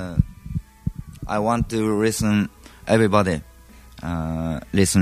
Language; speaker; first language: English; non-native, learner; Japanese